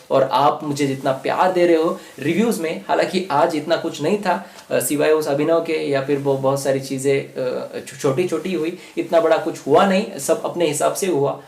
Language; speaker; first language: Hindi; non-native, local second language; Marathi